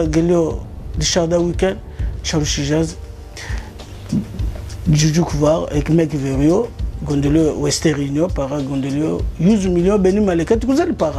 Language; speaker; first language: Turkish; non-native, learner; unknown